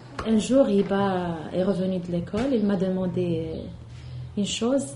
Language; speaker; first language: French; non-native, local second language; Arabic